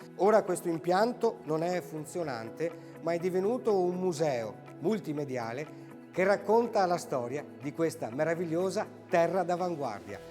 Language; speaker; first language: Italian; native; Italian